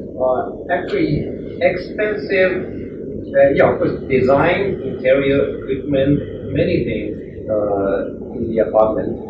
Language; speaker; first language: English; non-native, learner; Japanese